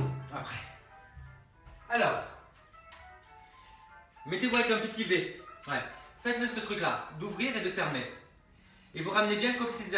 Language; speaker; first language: French; native; French